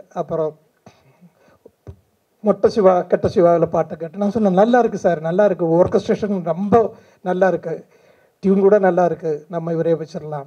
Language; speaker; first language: Tamil; non-native, fluent; Malayalam